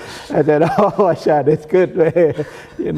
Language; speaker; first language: English; non-native, learner; Thai